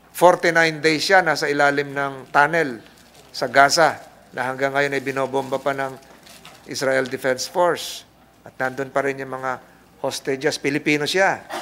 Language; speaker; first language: Filipino; native; Filipino